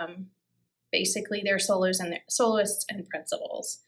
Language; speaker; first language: English; native; English